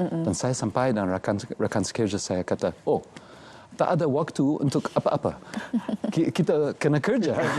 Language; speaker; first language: Malay; non-native, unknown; English